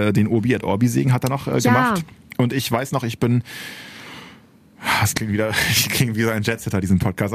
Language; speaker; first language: German; native; German